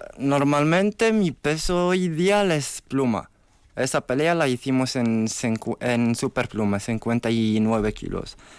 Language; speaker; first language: Spanish; non-native, fluent; Arabic